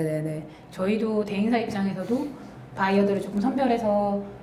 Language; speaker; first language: Korean; native; Korean